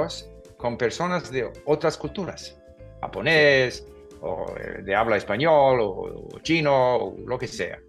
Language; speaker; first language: Spanish; non-native, fluent; English